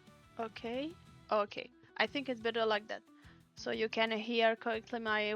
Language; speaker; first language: English; non-native, learner; French